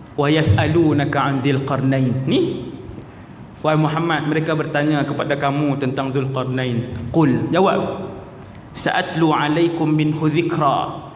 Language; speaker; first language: Malay; native; Malay